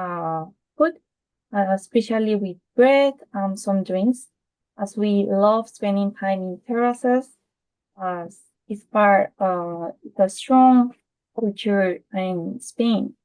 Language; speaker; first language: English; non-native, fluent; Spanish